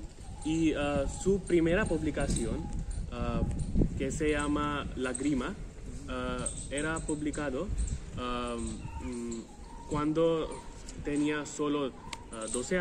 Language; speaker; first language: Spanish; non-native, learner; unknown